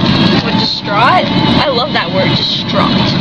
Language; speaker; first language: English; native; English